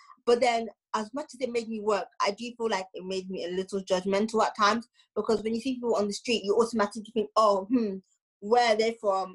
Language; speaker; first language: English; native; English